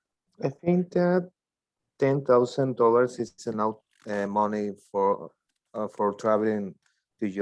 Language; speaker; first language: English; non-native, learner; Spanish